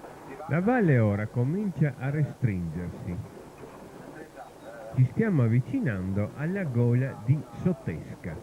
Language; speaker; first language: Italian; native; Italian